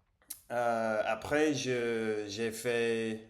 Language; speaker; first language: French; non-native, learner; English